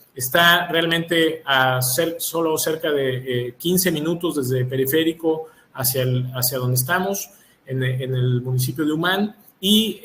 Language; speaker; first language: Spanish; native; Spanish